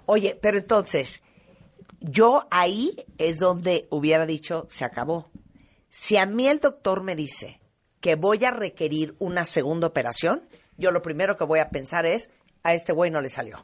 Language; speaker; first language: Spanish; native; Spanish